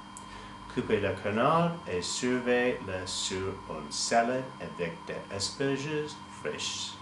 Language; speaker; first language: French; non-native, learner; English